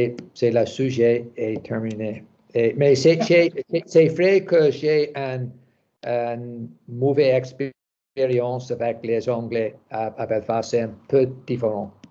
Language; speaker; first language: French; non-native, learner; English